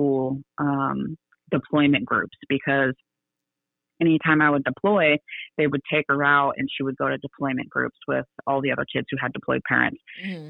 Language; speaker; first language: English; native; English